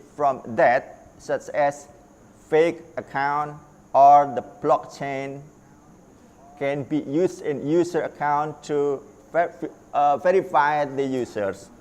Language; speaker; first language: English; non-native, learner; Indonesian